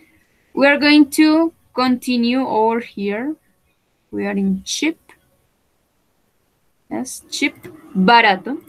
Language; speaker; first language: English; non-native, fluent; Spanish